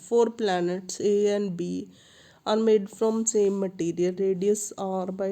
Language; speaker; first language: English; non-native, local second language; Punjabi